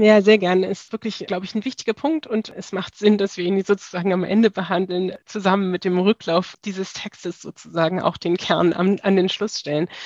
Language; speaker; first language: German; native; German